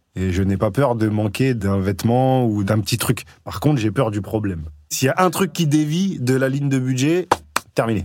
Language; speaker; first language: French; native; French